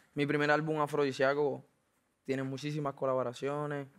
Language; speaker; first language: Spanish; native; Spanish